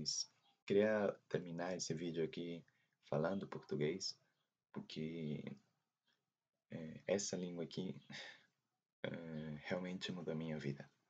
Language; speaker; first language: Portuguese; non-native, fluent; Spanish